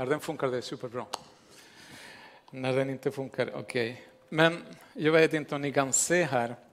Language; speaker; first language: Swedish; non-native, fluent; Spanish